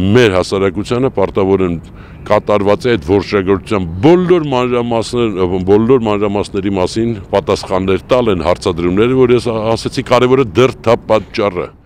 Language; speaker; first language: Armenian; native; Armenian